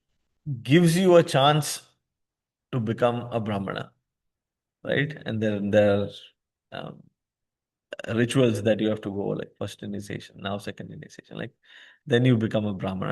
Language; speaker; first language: English; non-native, local second language; Hindi